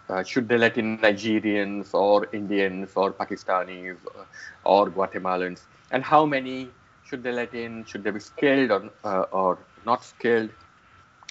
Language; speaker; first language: English; non-native, local second language; Gujarati